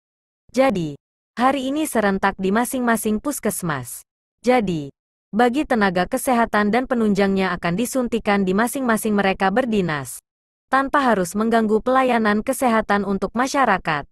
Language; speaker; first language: Indonesian; native; Indonesian